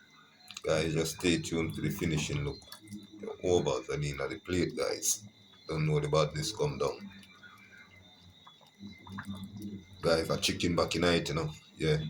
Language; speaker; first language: English; non-native, local second language; Jamaican Creole English